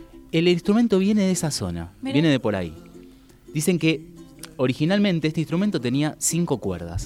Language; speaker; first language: Spanish; native; Spanish